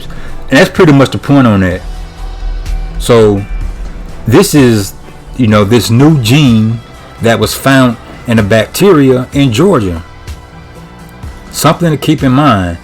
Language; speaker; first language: English; native; English